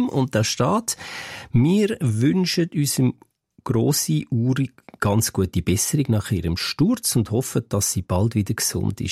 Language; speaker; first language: German; native; German